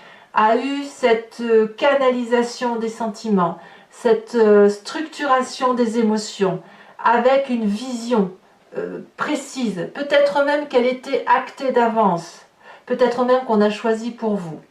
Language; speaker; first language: French; native; French